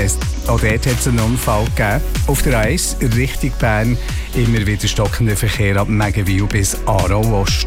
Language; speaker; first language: German; native; German